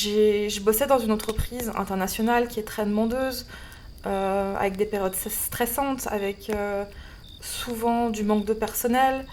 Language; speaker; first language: French; native; French